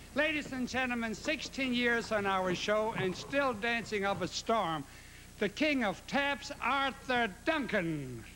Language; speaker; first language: English; native; English